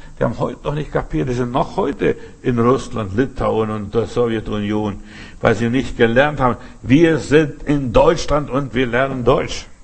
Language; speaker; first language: German; early bilingual, other home language; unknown